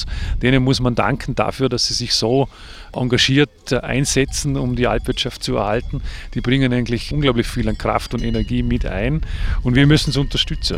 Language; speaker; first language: German; native; German